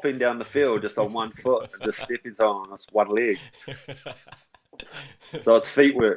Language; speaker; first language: English; native; English